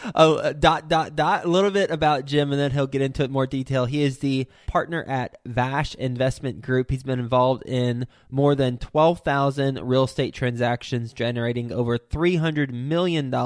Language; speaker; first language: English; native; English